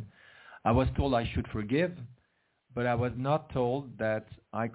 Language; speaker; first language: English; non-native, fluent; French